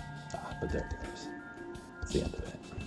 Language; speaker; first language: English; native; English